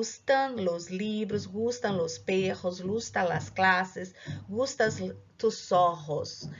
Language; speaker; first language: Spanish; non-native, fluent; Portuguese